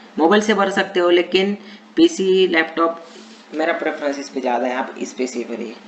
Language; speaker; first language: Hindi; non-native, local second language; Marathi